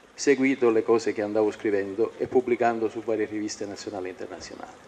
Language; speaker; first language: Italian; non-native, local second language; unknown